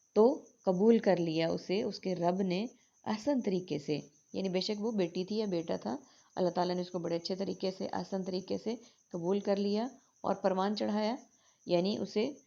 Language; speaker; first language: Urdu; native; Urdu